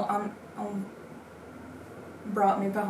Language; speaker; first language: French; non-native, local second language; Spanish